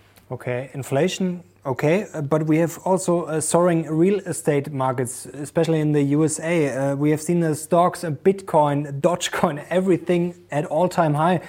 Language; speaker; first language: English; non-native, fluent; German